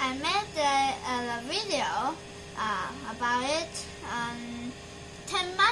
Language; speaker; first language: English; non-native, learner; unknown